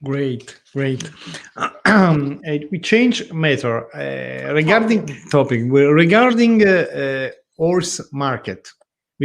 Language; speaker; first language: English; non-native, learner; Italian